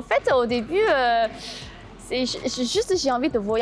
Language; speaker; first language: French; non-native, learner; Chinese